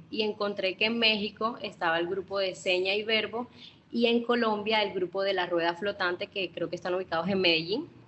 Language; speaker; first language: Spanish; non-native, local second language; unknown